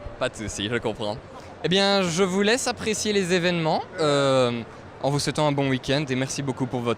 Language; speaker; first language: French; native; French